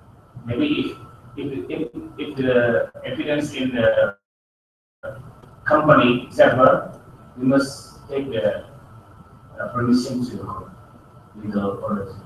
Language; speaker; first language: English; non-native, learner; Indonesian